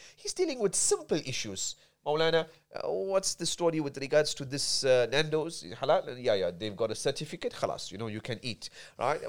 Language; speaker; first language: English; native; English